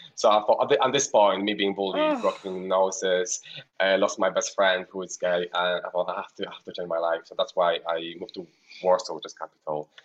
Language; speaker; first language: English; non-native, fluent; Polish